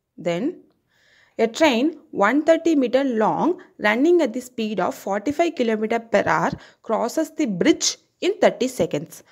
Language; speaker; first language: English; non-native, local second language; Tamil